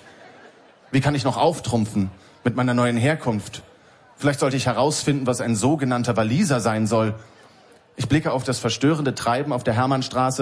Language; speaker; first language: German; native; German